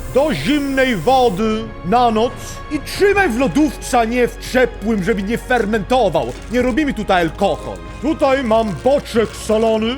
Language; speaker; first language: Polish; non-native, learner; Swedish